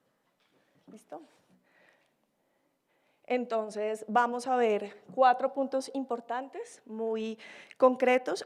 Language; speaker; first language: Spanish; native; Spanish